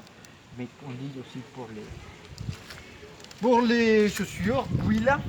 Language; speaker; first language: French; non-native, fluent; Spanish